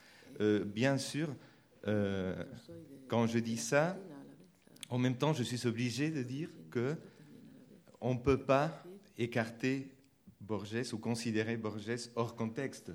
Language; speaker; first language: French; non-native, fluent; Spanish